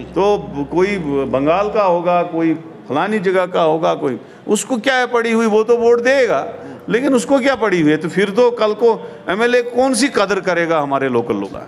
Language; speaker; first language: Hindi; non-native, local second language; Kashmiri